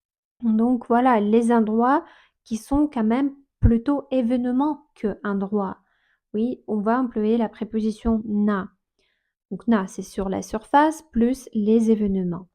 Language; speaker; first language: French; non-native, fluent; Russian